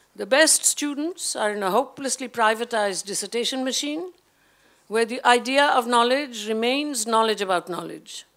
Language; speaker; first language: English; non-native, local second language; Bangla